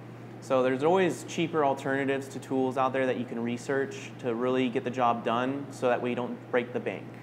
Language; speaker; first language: English; native; English